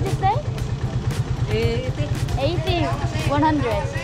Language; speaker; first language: English; non-native, learner; Korean